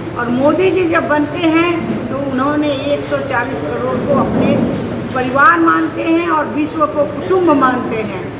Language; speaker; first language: Hindi; native; Hindi